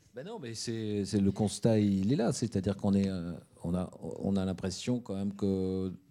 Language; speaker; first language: French; native; French